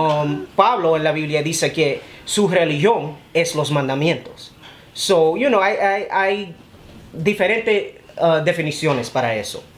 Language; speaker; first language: Spanish; early bilingual, heritage; Spanish